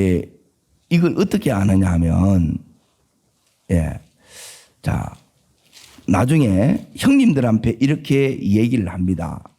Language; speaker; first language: Korean; native; Korean